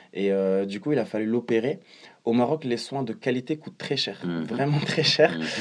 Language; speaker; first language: French; non-native, local second language; Arabic